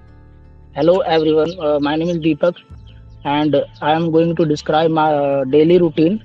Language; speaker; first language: English; non-native, learner; Hindi